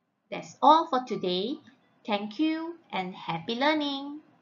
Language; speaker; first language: English; non-native, local second language; Malay